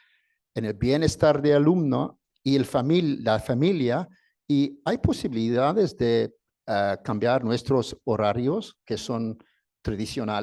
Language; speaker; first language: Spanish; non-native, fluent; English